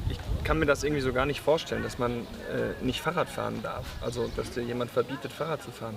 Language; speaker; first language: German; native; German